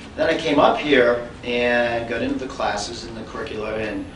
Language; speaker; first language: English; native; English